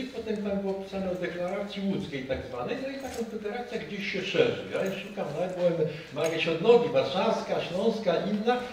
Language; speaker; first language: Polish; native; Polish